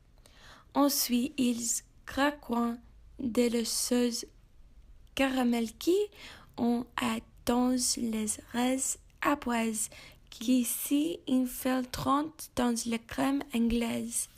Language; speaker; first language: French; non-native, learner; English